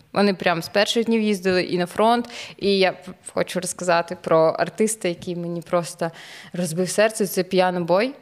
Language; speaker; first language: Ukrainian; non-native, local second language; Russian